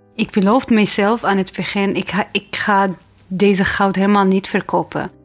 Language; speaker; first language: Dutch; non-native, fluent; Arabic